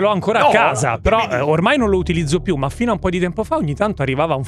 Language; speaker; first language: Italian; native; Italian